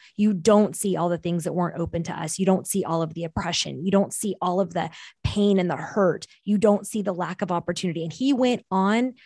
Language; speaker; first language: English; early bilingual, other home language; Portuguese